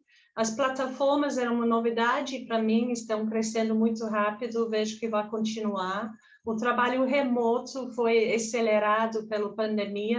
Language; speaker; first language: Portuguese; non-native, fluent; English